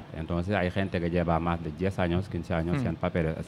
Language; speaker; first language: Spanish; non-native, learner; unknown